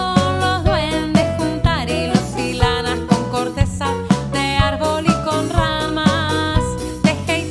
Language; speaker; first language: Spanish; native; Spanish